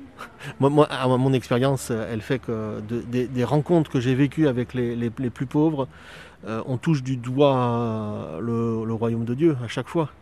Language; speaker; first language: French; native; French